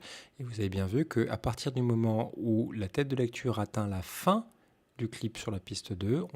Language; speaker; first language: French; native; French